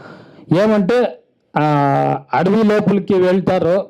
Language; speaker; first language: Telugu; non-native, learner; Kannada